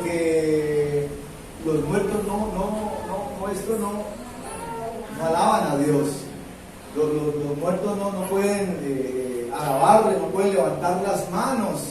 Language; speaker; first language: Spanish; native; Spanish